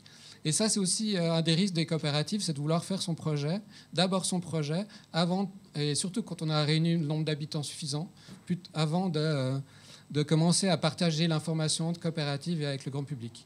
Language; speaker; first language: French; native; French